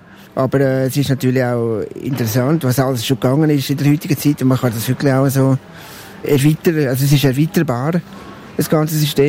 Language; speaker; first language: German; native; German